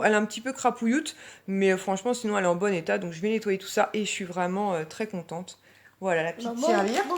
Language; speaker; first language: French; native; French